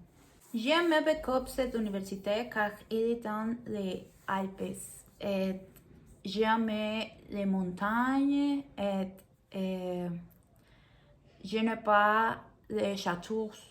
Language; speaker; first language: French; non-native, learner; Spanish